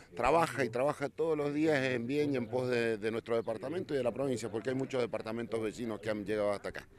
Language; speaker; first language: Spanish; native; Spanish